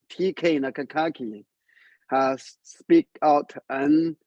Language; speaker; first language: English; non-native, learner; Chinese